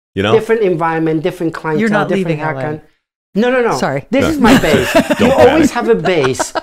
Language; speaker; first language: English; non-native, fluent; German